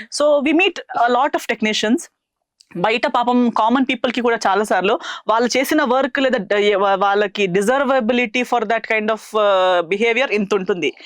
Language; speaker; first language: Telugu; non-native, fluent; Konkani